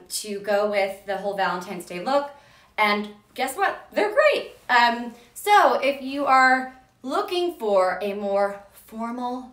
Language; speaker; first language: English; native; English